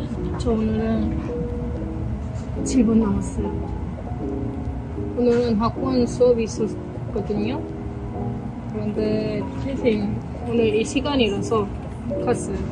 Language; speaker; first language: Korean; non-native, learner; Persian